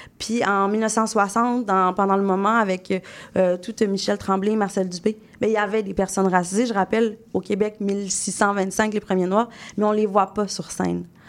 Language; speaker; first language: French; native; French